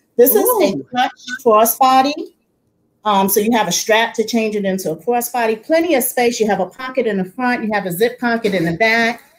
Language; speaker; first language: English; native; English